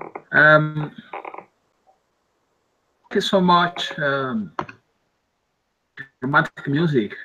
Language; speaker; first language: English; non-native, learner; Spanish